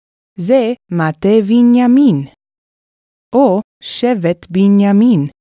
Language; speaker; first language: Hebrew; non-native, fluent; English